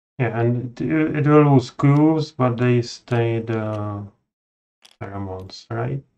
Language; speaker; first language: English; non-native, fluent; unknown